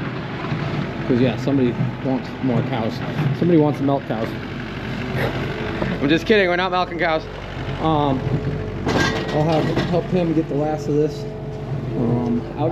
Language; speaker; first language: English; native; English